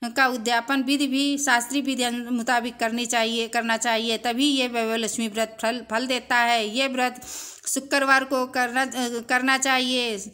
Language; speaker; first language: Hindi; native; Hindi